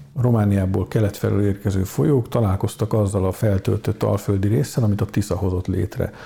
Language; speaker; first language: Hungarian; native; Hungarian